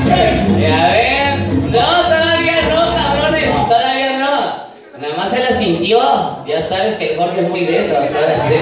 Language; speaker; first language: Spanish; native; Spanish